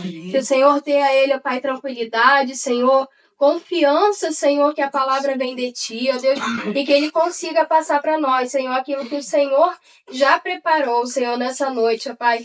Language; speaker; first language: Portuguese; native; Portuguese